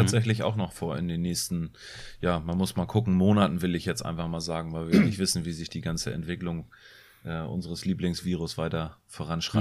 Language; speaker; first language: German; native; German